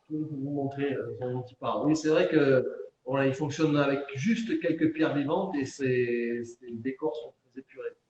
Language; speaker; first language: French; native; French